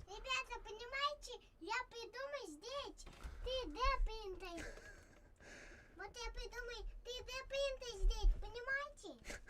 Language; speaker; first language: Russian; early bilingual, other home language; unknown